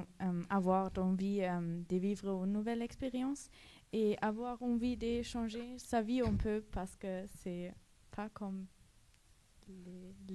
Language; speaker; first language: French; non-native, learner; German